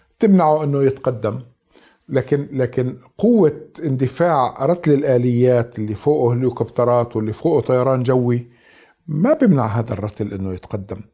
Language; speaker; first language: Arabic; native; Arabic